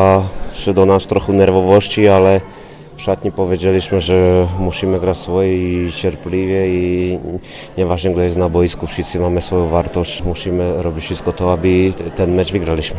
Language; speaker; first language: Polish; non-native, fluent; Slovak